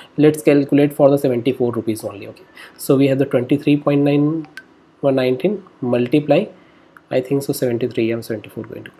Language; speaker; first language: Hindi; native; Hindi